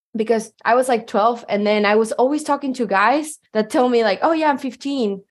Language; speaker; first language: English; non-native, fluent; Spanish